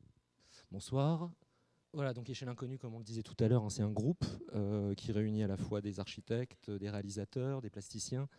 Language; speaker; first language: French; native; French